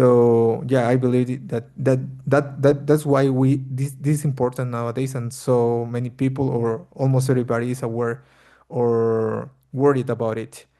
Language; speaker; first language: English; non-native, fluent; Spanish